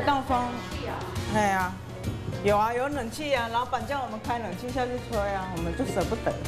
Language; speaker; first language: Chinese; native; Chinese